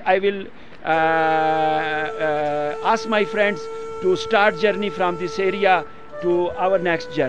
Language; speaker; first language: English; non-native, local second language; Pashto